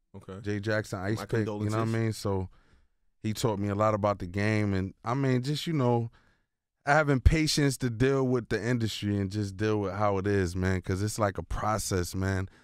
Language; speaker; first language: English; native; English